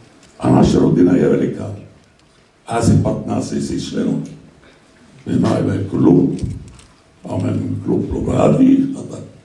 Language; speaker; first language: Slovak; non-native, fluent; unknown